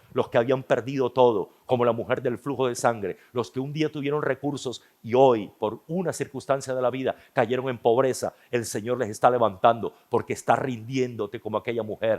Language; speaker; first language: Spanish; native; Spanish